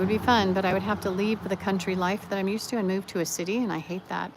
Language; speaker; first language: English; native; English